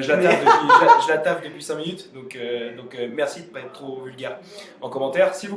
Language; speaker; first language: French; native; French